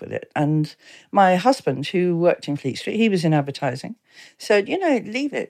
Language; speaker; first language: English; native; English